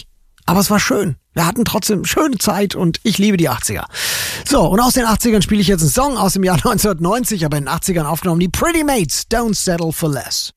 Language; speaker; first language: German; native; German